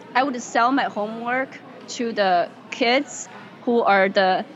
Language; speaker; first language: English; non-native, fluent; Chinese